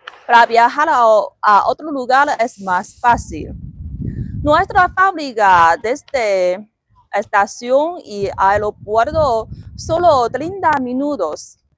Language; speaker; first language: Spanish; non-native, learner; Chinese